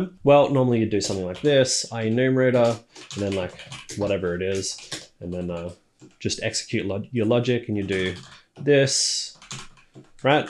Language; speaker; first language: English; native; English